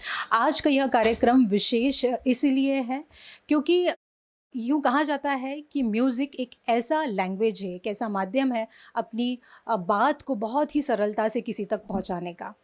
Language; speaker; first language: Hindi; native; Hindi